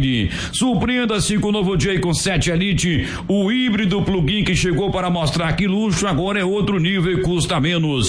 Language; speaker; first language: Portuguese; native; Portuguese